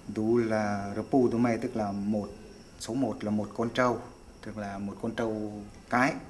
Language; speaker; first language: Vietnamese; non-native, local second language; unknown